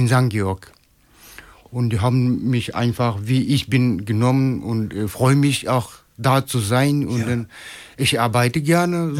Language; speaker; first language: German; non-native, fluent; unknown